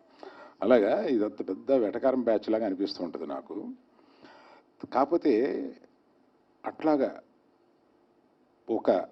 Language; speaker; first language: Telugu; native; Telugu